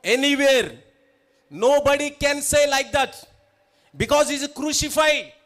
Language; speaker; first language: English; non-native, local second language; Telugu